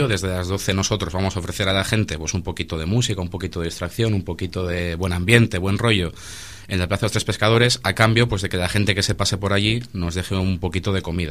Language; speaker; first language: Spanish; native; Spanish